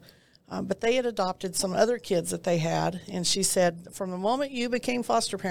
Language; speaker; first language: English; native; English